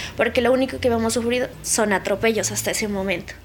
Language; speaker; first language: Spanish; native; Spanish